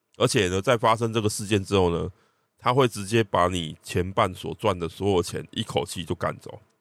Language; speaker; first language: Chinese; native; Chinese